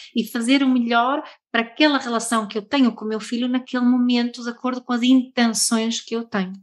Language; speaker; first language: Portuguese; non-native, fluent; Swedish